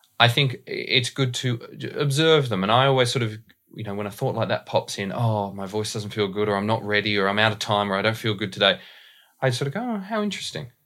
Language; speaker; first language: English; native; English